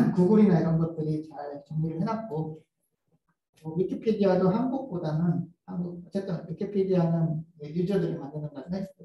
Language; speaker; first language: Korean; native; Korean